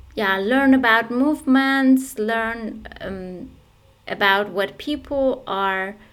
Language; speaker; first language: English; non-native, fluent; Persian